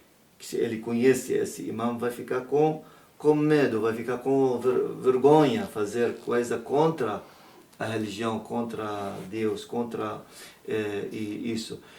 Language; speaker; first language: Portuguese; non-native, learner; Arabic